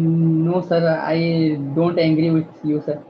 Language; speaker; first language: English; non-native, learner; Odia